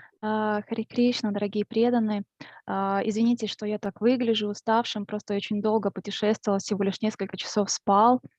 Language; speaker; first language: Russian; native; Russian